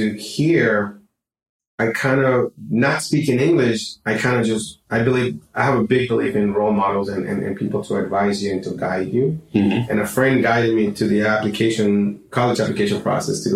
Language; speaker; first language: English; non-native, fluent; Spanish